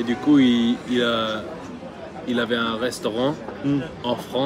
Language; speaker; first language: French; early bilingual, other home language; English